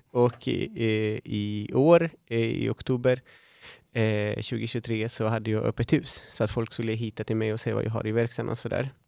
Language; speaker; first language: Swedish; non-native, fluent; Spanish